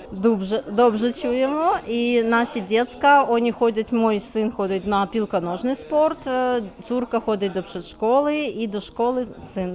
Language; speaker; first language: Polish; non-native, learner; Ukrainian